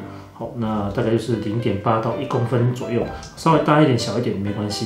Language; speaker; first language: Chinese; native; Chinese